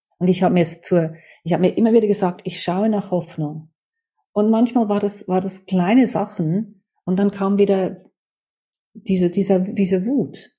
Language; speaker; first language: German; native; German